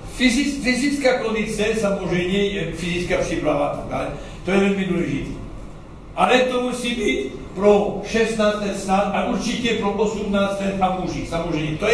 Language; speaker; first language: Czech; non-native, learner; French